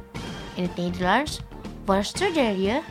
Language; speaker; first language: Dutch; non-native, learner; Indonesian